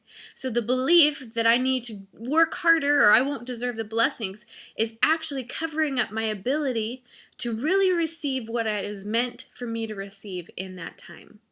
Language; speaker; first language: English; native; English